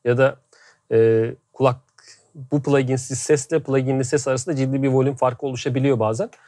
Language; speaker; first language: Turkish; native; Turkish